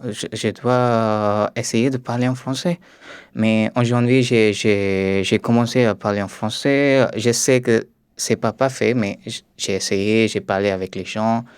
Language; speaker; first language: French; non-native, learner; Tamil